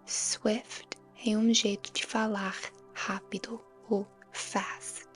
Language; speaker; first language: Portuguese; non-native, fluent; English